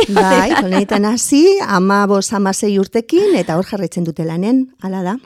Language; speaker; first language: Basque; non-native, local second language; Spanish